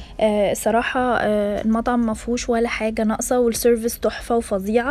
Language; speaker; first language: Arabic; native; Arabic